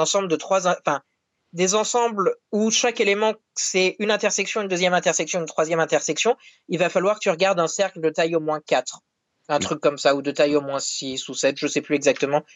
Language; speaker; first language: French; native; French